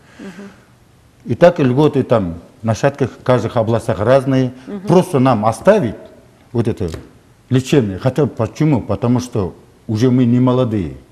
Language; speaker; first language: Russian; non-native, local second language; Kazakh